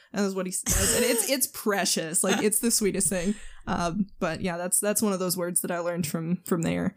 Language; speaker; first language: English; native; English